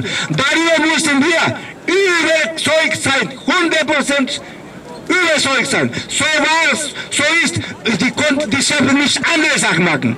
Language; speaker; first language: German; non-native, learner; Spanish